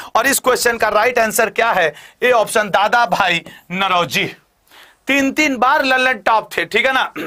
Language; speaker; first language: Hindi; native; Hindi